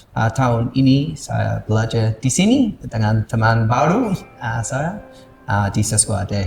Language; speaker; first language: Indonesian; non-native, learner; English